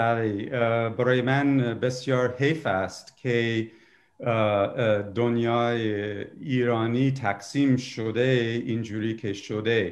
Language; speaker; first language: Persian; non-native, fluent; English